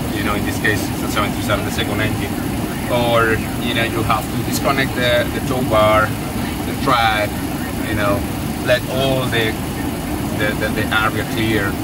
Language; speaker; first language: English; non-native, fluent; Spanish